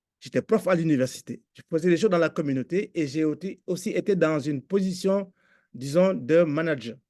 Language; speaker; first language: French; non-native, local second language; Fula